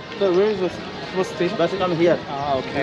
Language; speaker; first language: English; non-native, learner; Korean